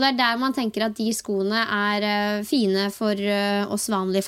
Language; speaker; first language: Norwegian; native; Norwegian